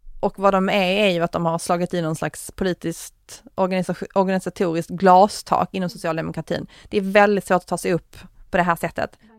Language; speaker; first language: Swedish; native; Swedish